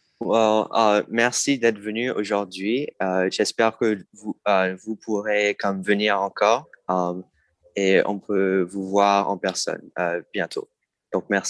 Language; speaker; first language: French; non-native, fluent; English